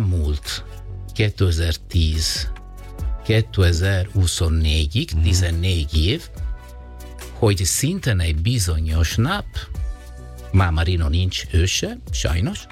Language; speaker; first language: Hungarian; non-native, fluent; Italian